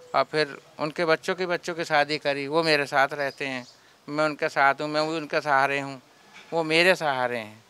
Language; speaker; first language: Hindi; native; Hindi